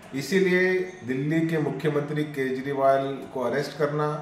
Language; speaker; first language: Hindi; non-native, local second language; Marathi